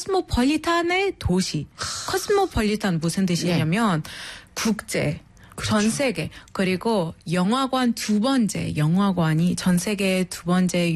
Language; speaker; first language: Korean; non-native, fluent; Arabic